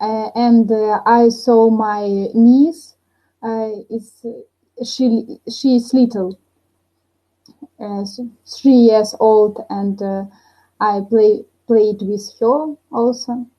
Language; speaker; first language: English; non-native, learner; Russian